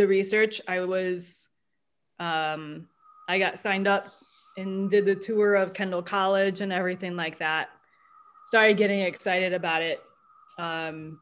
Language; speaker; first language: English; native; English